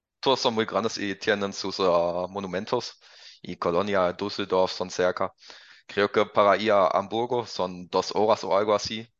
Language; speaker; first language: Spanish; non-native, learner; German